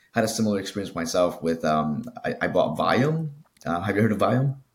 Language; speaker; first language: English; early bilingual, other home language; Spanish